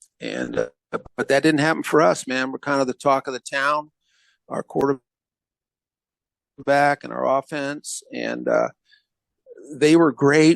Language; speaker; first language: English; native; English